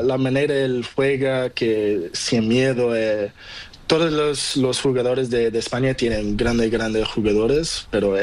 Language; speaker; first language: Spanish; non-native, learner; Portuguese